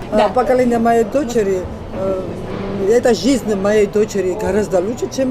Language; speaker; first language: Russian; non-native, local second language; Georgian